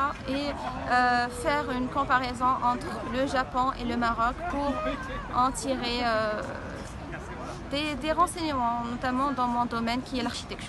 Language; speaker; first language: French; non-native, local second language; Arabic